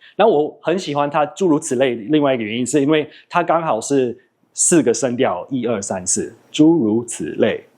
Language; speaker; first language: Chinese; non-native, fluent; English